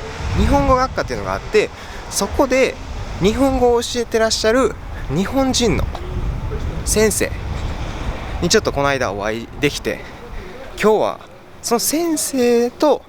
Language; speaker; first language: Japanese; native; Japanese